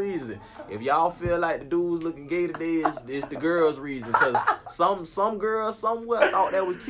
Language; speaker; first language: English; native; English